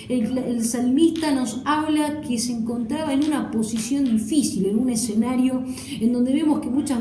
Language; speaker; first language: Spanish; native; Spanish